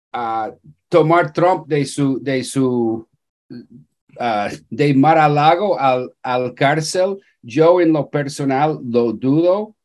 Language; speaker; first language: Spanish; non-native, fluent; English